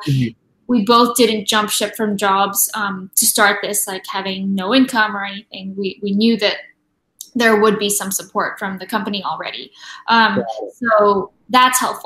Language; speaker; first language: English; non-native, local second language; Filipino